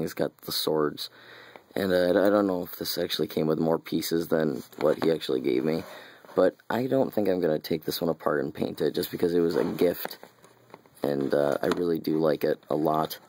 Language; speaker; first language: English; native; English